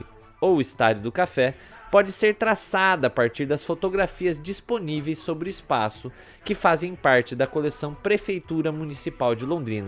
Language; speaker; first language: Portuguese; native; Portuguese